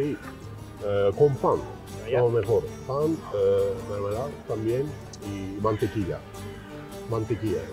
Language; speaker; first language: Spanish; non-native, fluent; Turkish